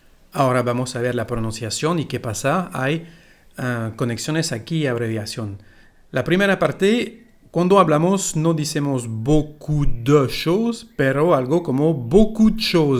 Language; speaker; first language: Spanish; non-native, fluent; French